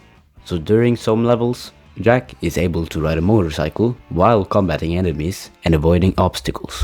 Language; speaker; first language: English; non-native, fluent; Norwegian